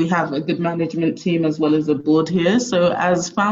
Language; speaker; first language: English; native; English